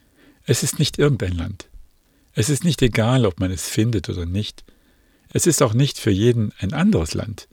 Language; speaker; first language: German; native; German